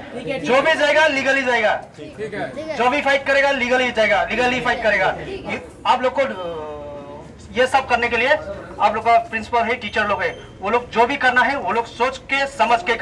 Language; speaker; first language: Hindi; non-native, local second language; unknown